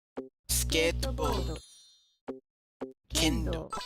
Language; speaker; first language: Japanese; non-native, learner; English